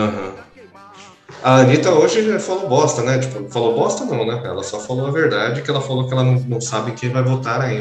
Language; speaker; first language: Portuguese; native; Portuguese